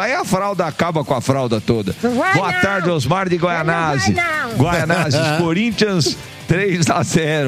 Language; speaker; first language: Portuguese; native; Portuguese